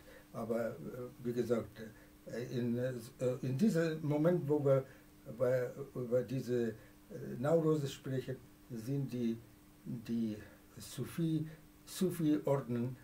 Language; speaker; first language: German; non-native, fluent; Persian